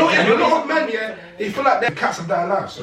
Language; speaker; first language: English; native; English